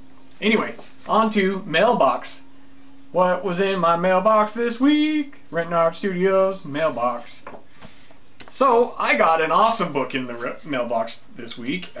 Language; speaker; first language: English; native; English